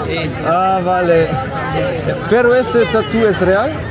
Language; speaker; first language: Spanish; non-native, learner; German